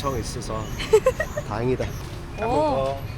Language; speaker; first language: Korean; non-native, fluent; Vietnamese